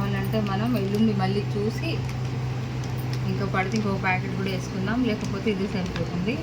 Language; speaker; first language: Telugu; native; Telugu